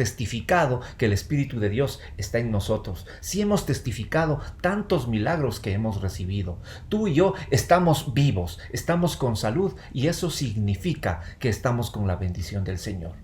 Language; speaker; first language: Spanish; native; Spanish